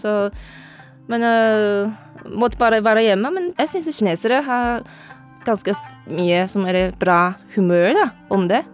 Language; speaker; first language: Norwegian; non-native, learner; Chinese